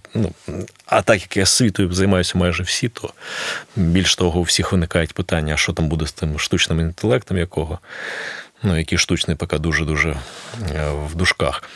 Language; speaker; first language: Ukrainian; non-native, local second language; Russian